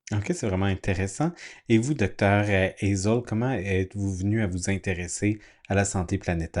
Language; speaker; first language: French; native; French